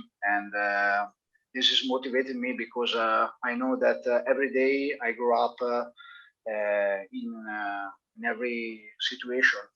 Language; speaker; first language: English; non-native, learner; Italian